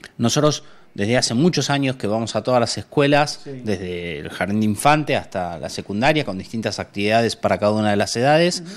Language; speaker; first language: Spanish; native; Spanish